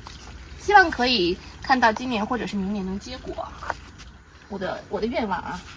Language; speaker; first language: Chinese; native; Chinese